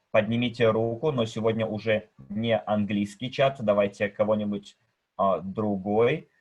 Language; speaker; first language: Russian; native; Russian